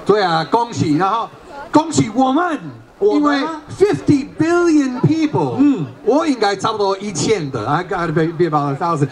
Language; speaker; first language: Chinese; non-native, fluent; English